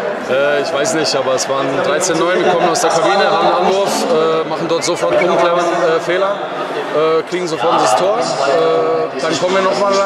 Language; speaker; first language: German; native; German